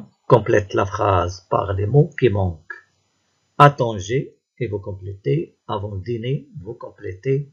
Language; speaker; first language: French; non-native, local second language; Arabic